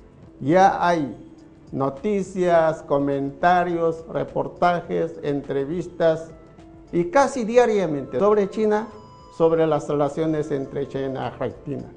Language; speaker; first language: Spanish; non-native, fluent; Chinese